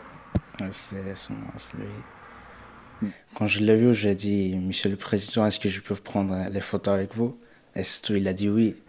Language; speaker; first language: French; non-native, learner; Armenian